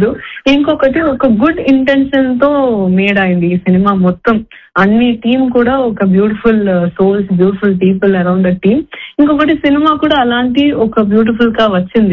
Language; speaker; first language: Telugu; non-native, fluent; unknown